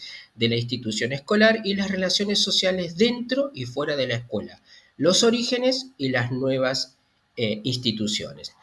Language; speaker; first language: Spanish; native; Spanish